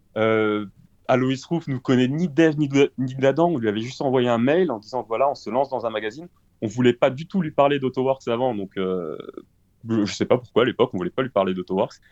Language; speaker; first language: French; early bilingual, other home language; Portuguese